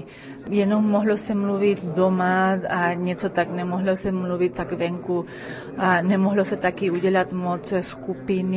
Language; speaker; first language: Czech; early bilingual, heritage; Spanish